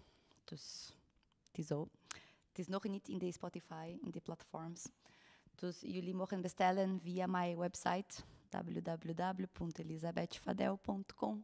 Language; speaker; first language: Dutch; non-native, fluent; Portuguese